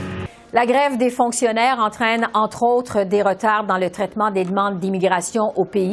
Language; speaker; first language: French; native; French